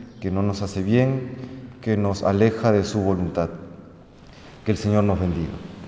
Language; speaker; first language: Spanish; native; Spanish